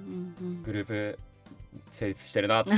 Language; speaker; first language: Japanese; native; Japanese